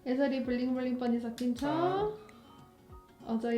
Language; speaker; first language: Nepali; non-native, learner; Korean